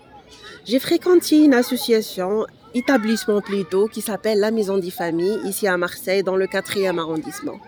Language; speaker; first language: French; non-native, local second language; Arabic